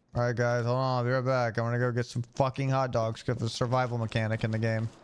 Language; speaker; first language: English; native; English